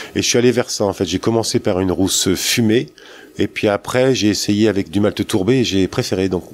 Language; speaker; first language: French; native; French